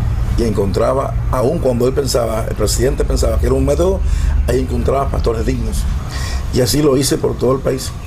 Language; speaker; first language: Spanish; native; Spanish